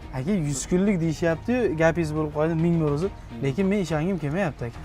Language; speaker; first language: Uzbek; native; Uzbek